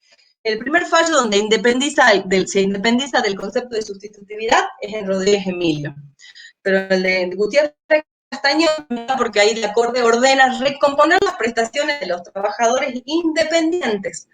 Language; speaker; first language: Spanish; native; Spanish